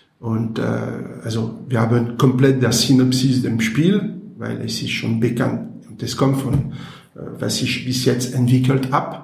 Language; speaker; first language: German; non-native, learner; French